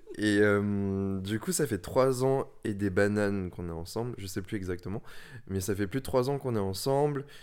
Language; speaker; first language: French; early bilingual, other home language; Vietnamese